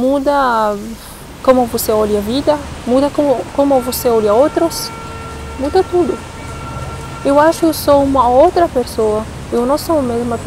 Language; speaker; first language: Portuguese; non-native, learner; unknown